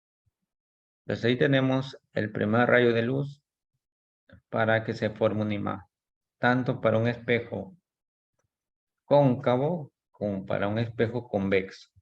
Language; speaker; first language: Spanish; native; Spanish